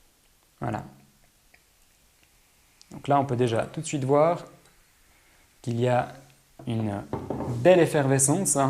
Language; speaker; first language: French; native; French